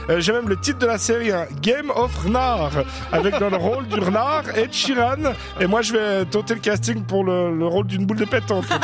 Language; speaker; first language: French; native; French